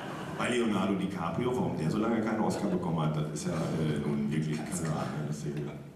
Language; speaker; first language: German; native; German